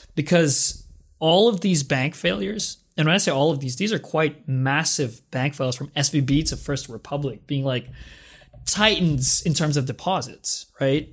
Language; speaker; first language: English; non-native, local second language; Filipino